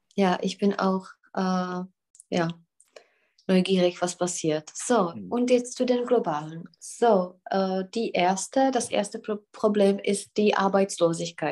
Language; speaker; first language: German; non-native, fluent; Czech